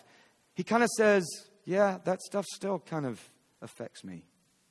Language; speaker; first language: English; native; English